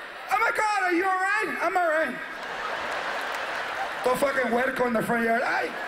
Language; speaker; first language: English; early bilingual, other home language; Spanish